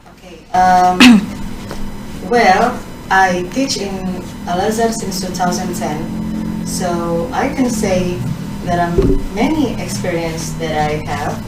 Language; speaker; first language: English; non-native, fluent; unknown